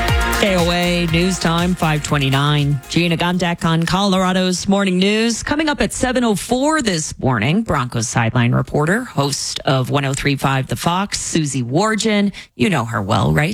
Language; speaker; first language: English; native; English